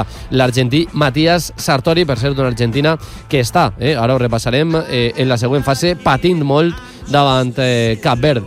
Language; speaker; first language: Catalan; native; Catalan